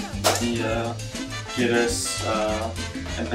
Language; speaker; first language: Spanish; non-native, learner; English